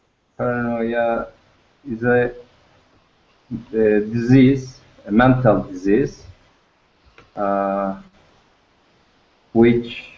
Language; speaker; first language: English; non-native, learner; Turkish